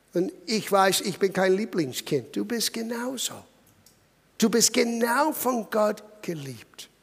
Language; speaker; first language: German; non-native, fluent; English